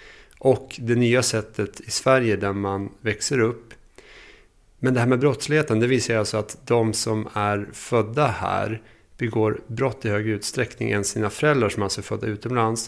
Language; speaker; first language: Swedish; native; Swedish